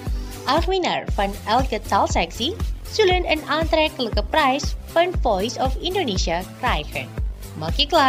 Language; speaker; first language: Dutch; non-native, local second language; Indonesian